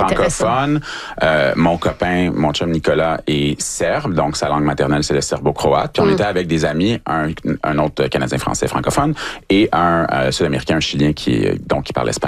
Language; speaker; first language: French; native; French